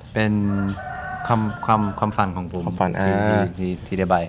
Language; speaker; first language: Thai; non-native, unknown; English